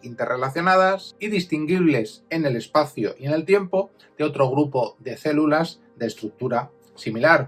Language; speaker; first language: Spanish; native; Spanish